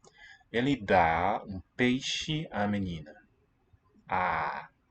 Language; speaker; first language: Portuguese; non-native, learner; English